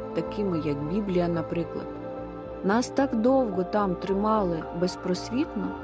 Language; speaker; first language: Ukrainian; native; Ukrainian